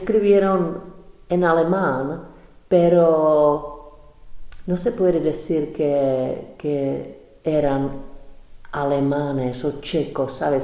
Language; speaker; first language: Spanish; non-native, fluent; Czech